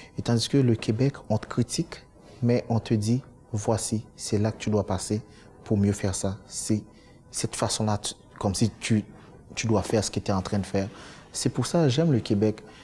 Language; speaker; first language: French; non-native, local second language; Haitian Creole